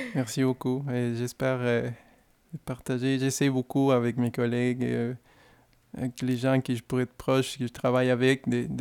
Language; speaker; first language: French; non-native, fluent; Spanish